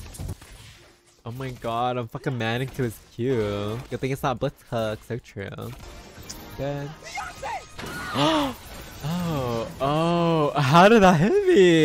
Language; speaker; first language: English; native; English